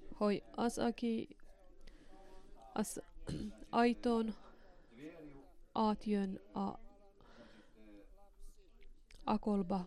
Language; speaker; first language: Hungarian; non-native, learner; Finnish